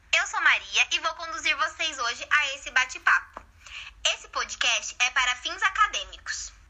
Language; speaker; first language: Portuguese; native; Portuguese